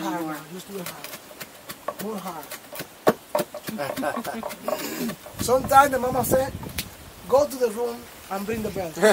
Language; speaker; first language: English; non-native, fluent; Spanish